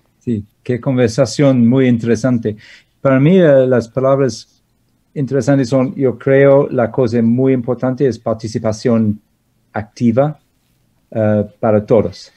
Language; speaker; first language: Spanish; non-native, fluent; English